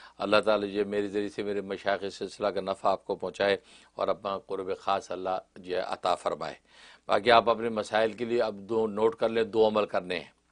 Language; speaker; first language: Urdu; native; Urdu